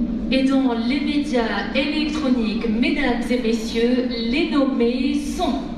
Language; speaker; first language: French; non-native, local second language; Arabic